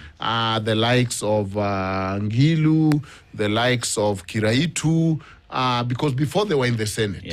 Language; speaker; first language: English; non-native, local second language; Luo (Kenya and Tanzania)